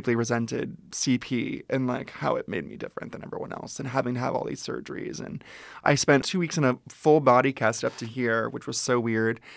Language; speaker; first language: English; native; English